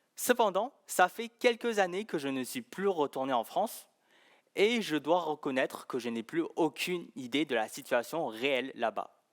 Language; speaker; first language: French; early bilingual, other home language; Chinese